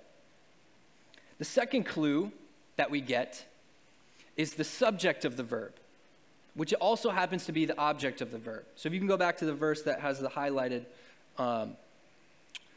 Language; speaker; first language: English; native; English